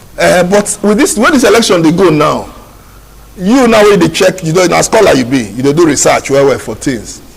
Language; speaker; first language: Nigerian Pidgin; non-native, local second language; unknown